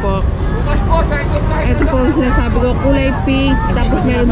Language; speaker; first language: Filipino; native; Filipino